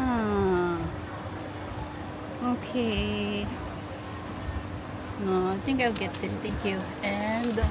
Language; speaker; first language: English; non-native, local second language; Filipino